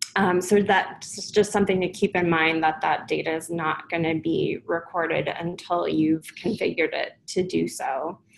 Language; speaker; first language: English; native; English